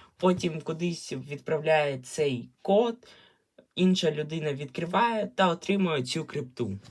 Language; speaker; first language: Ukrainian; non-native, local second language; Russian